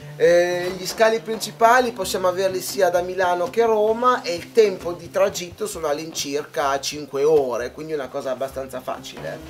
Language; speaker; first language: Italian; non-native, fluent; Persian